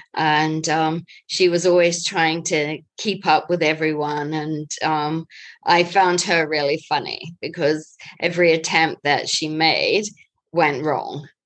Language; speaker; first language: English; native; English